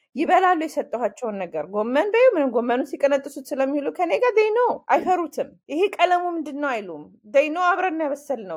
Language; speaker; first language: Amharic; early bilingual, heritage; Amharic